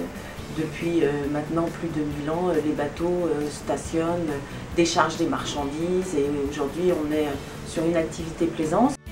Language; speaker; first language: French; native; French